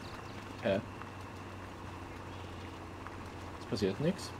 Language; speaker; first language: German; native; German